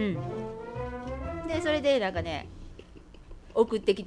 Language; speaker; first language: Japanese; native; Japanese